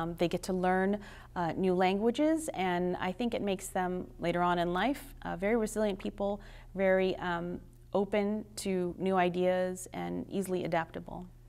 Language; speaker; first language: English; native; English